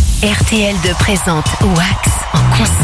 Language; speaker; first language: French; native; French